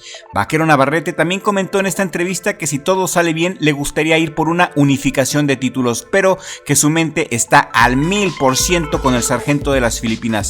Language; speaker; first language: Spanish; native; Spanish